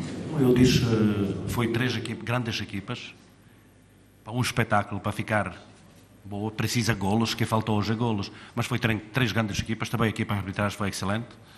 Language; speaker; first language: Portuguese; non-native, fluent; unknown